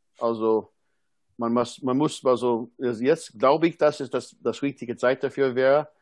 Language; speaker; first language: German; non-native, fluent; English